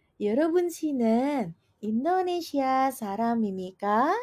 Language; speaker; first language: Korean; non-native, fluent; Indonesian